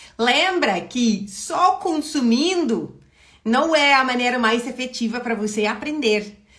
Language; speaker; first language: Portuguese; non-native, fluent; English